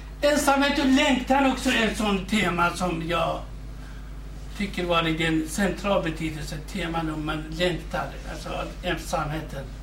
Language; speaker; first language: Swedish; non-native, fluent; Kurdish